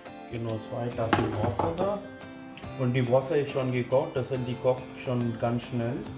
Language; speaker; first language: German; non-native, fluent; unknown